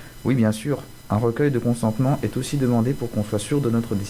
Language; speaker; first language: French; native; French